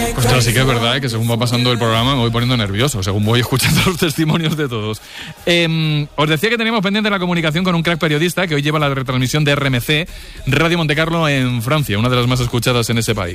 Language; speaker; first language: Spanish; native; Spanish